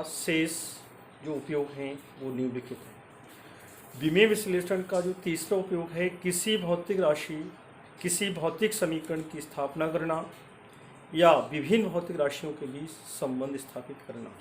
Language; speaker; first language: Hindi; native; Hindi